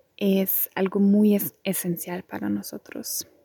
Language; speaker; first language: Spanish; non-native, fluent; German